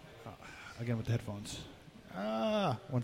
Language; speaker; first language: English; native; English